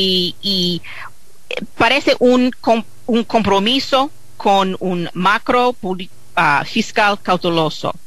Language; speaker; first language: Spanish; non-native, fluent; English